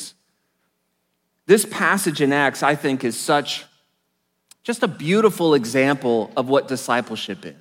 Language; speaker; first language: English; native; English